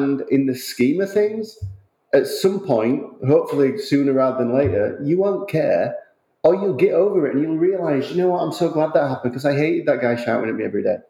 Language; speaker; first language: English; native; English